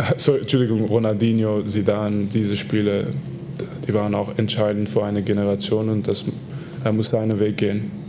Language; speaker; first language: German; non-native, fluent; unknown